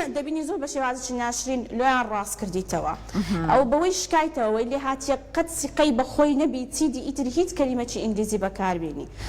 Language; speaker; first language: Central Kurdish; early bilingual, heritage; Central Kurdish